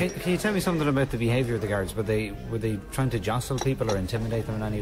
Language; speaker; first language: English; native; English